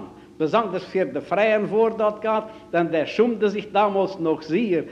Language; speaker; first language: German; native; German